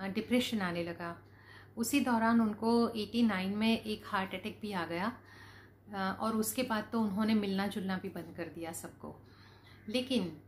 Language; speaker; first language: Hindi; non-native, local second language; Gujarati